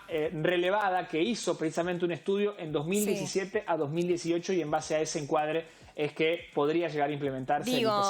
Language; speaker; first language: Spanish; native; Spanish